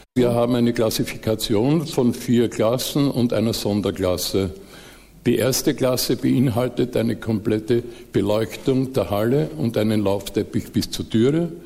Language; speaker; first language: German; native; German